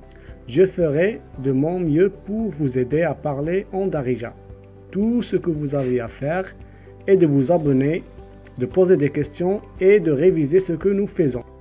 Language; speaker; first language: French; non-native, local second language; Arabic